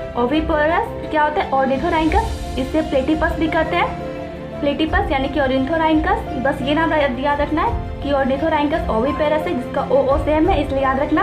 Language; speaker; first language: Hindi; native; Hindi